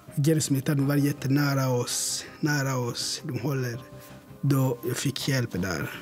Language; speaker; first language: Swedish; non-native, learner; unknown